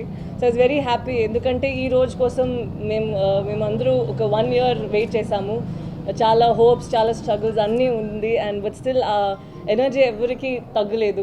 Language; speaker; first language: Telugu; non-native, local second language; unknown